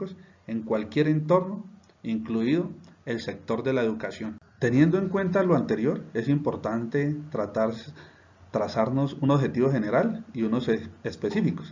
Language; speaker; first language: Spanish; native; Spanish